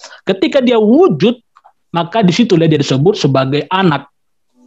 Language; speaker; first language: Indonesian; native; Indonesian